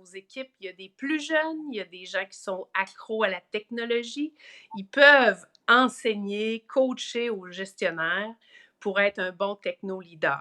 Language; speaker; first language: French; native; French